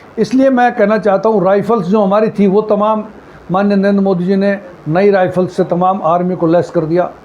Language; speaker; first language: Hindi; native; Hindi